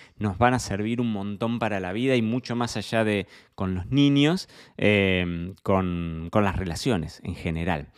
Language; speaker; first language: Spanish; native; Spanish